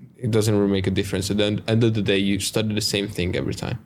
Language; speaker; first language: English; non-native, fluent; Hungarian